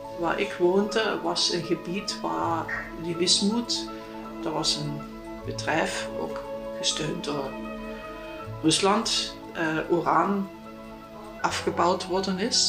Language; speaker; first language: Dutch; non-native, fluent; German